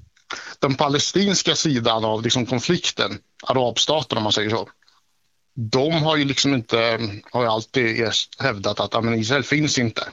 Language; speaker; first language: Swedish; native; Swedish